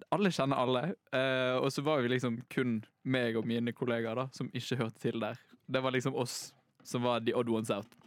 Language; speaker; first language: Norwegian; native; Norwegian